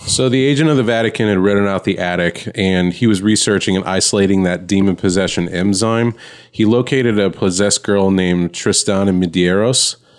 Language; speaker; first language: English; native; English